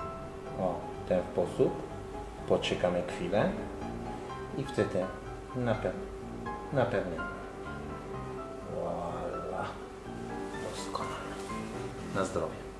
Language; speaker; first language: Polish; non-native, learner; French